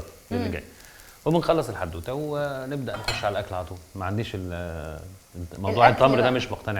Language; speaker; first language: Arabic; native; Arabic